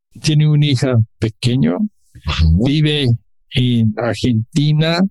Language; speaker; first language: Spanish; non-native, learner; English